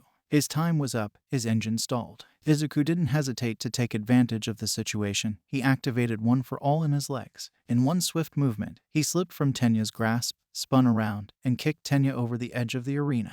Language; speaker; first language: English; native; English